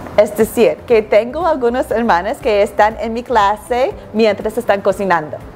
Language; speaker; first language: Spanish; non-native, fluent; English